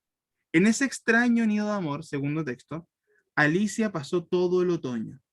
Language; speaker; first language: Spanish; native; Spanish